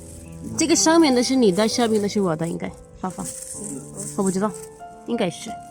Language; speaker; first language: Chinese; non-native, fluent; Urdu